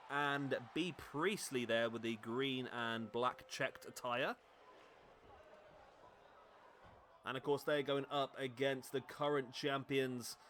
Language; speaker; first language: English; native; English